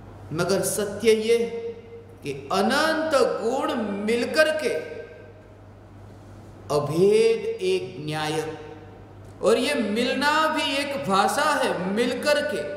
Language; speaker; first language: Hindi; non-native, local second language; Gujarati